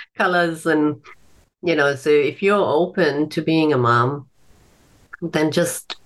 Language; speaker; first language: English; non-native, fluent; German